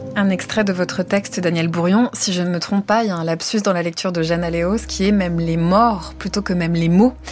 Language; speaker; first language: French; native; French